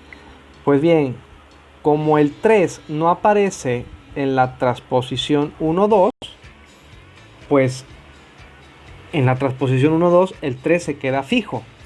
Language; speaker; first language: Spanish; native; Spanish